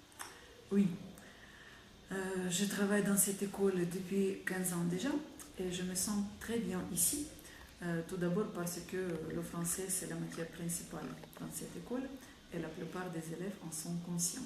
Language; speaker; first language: French; non-native, fluent; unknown